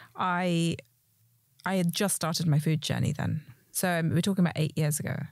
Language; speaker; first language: English; early bilingual, other home language; Hindi